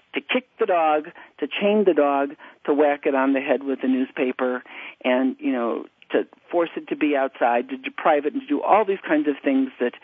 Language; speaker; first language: English; native; English